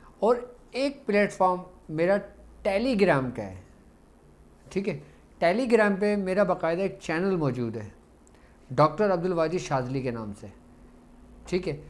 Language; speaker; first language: Urdu; native; Urdu